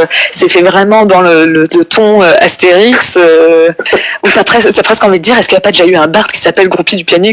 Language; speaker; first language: French; native; French